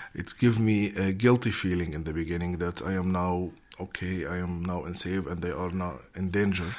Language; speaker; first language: English; non-native, learner; Arabic